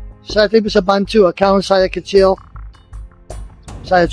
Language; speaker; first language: Indonesian; non-native, learner; English